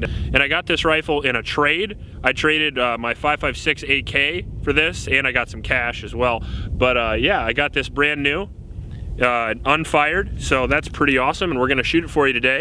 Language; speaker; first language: English; native; English